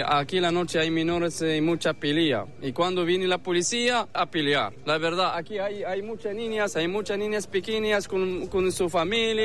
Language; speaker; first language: Spanish; non-native, learner; Arabic